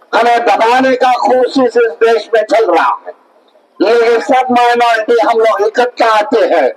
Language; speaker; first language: Hindi; non-native, local second language; Marathi